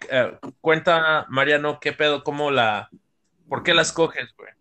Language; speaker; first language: Spanish; native; Spanish